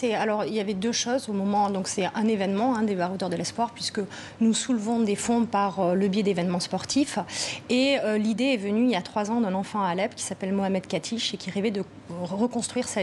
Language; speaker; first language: French; native; French